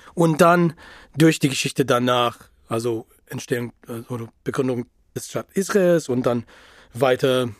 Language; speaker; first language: German; non-native, fluent; English